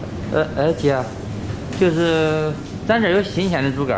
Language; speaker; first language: Chinese; native; Chinese